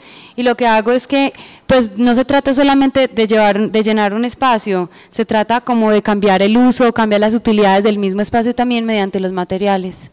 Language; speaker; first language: Spanish; native; Spanish